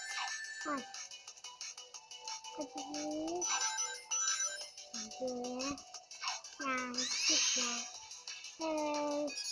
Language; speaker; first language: Turkish; native; Turkish